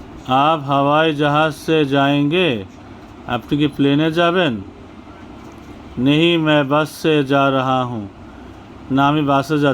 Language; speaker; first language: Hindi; non-native, fluent; Bangla